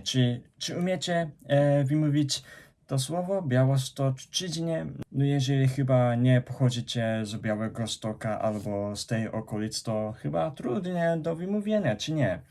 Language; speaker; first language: Polish; non-native, fluent; Japanese